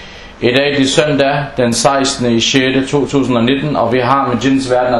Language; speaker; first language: Danish; early bilingual, other home language; Arabic